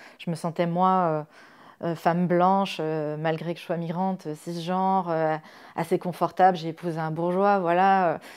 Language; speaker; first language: French; native; French